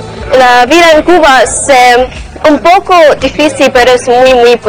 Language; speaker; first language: Spanish; non-native, learner; Arabic